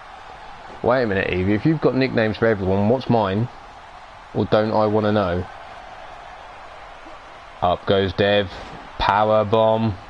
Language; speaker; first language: English; native; English